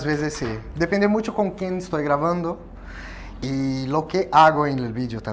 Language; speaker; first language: Spanish; non-native, fluent; Portuguese